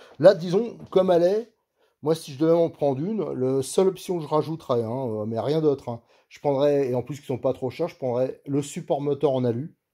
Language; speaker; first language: French; native; French